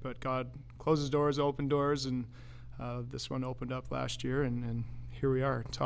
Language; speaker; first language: English; native; English